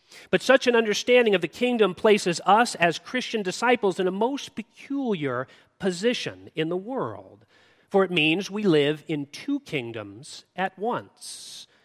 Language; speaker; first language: English; native; English